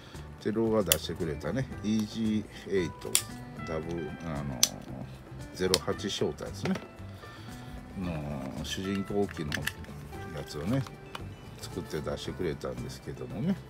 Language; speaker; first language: Japanese; native; Japanese